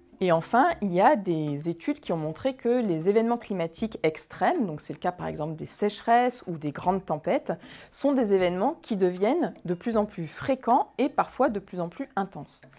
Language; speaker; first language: French; native; French